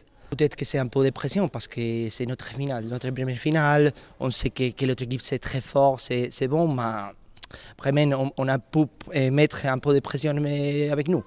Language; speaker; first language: French; non-native, learner; Spanish